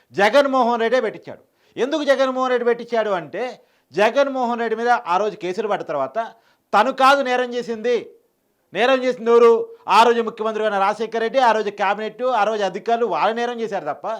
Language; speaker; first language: Telugu; native; Telugu